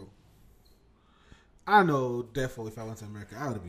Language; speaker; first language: English; non-native, local second language; Yoruba